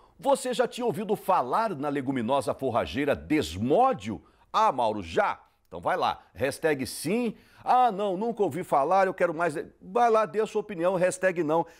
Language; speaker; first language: Portuguese; native; Portuguese